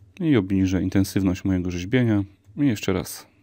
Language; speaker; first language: Polish; native; Polish